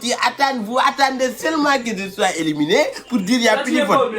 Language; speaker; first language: French; non-native, local second language; Wolof